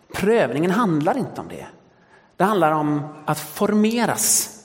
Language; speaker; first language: Swedish; early bilingual, other home language; Danish